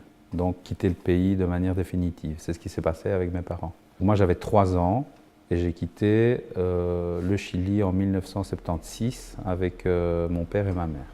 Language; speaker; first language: French; early bilingual, other home language; Spanish